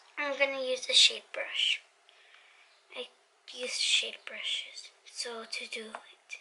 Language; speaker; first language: English; early bilingual, other home language; Spanish